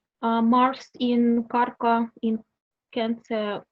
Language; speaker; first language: English; non-native, learner; Russian